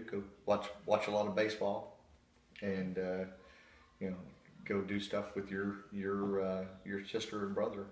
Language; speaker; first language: English; native; English